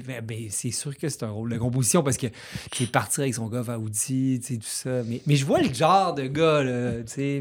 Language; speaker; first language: French; native; French